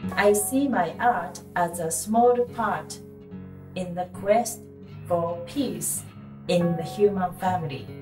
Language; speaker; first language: English; non-native, fluent; Japanese